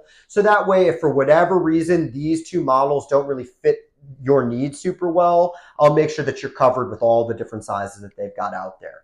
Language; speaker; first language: English; native; English